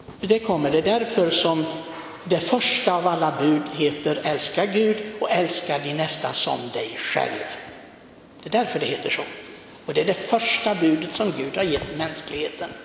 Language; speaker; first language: Swedish; non-native, fluent; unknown